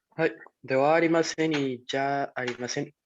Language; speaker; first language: Japanese; non-native, learner; Spanish